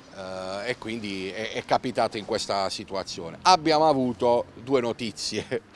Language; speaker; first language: Italian; native; Italian